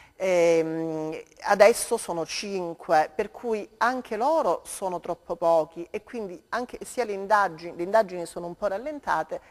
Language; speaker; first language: Italian; native; Italian